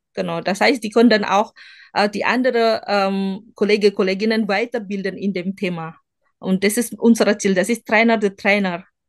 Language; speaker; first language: German; non-native, learner; Indonesian